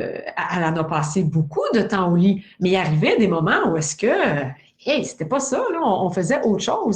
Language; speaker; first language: French; native; French